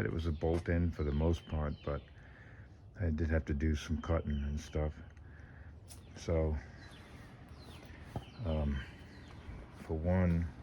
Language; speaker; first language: English; native; English